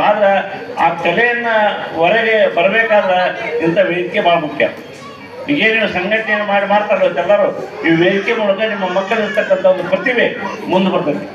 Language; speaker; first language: Kannada; native; Kannada